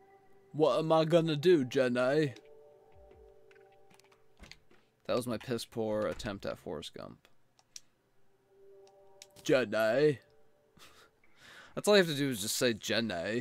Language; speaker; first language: English; native; English